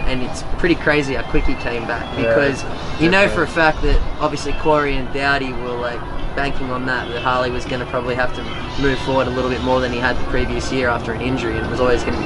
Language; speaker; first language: English; native; English